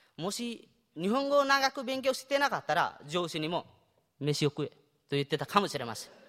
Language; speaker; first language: Japanese; non-native, fluent; Nepali